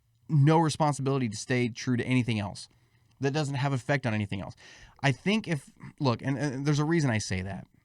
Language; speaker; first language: English; native; English